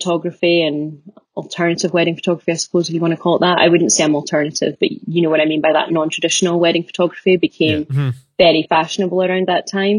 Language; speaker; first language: English; native; English